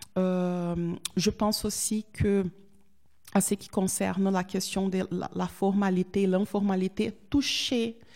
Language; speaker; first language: French; non-native, fluent; Portuguese